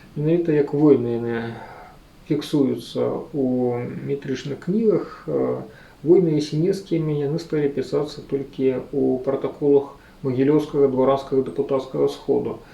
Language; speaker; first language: Belarusian; native; Belarusian